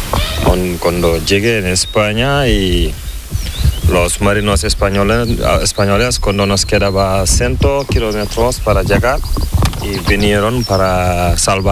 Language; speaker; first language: Spanish; non-native, learner; Fula